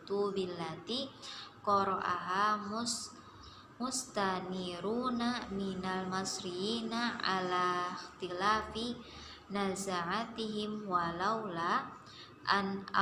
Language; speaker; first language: Arabic; non-native, learner; Indonesian